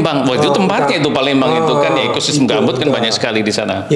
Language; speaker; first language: Indonesian; native; Indonesian